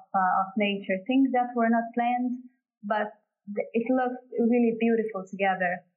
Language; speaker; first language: English; non-native, fluent; Portuguese